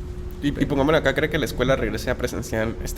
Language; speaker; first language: Spanish; native; Spanish